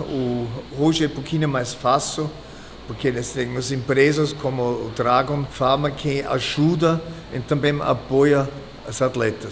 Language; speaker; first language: Portuguese; non-native, fluent; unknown